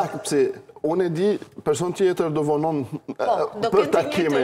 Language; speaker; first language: Albanian; non-native, learner; Arabic